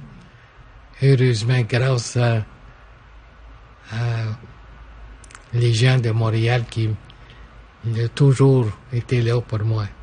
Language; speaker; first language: French; non-native, local second language; English